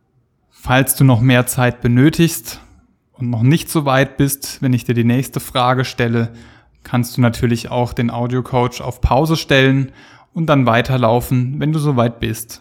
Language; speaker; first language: German; native; German